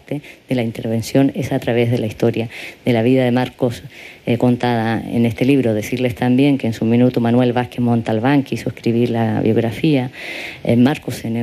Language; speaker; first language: Spanish; native; Spanish